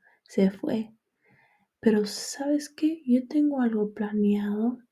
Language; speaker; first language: Spanish; early bilingual, heritage; Spanish